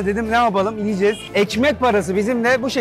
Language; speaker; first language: Turkish; native; Turkish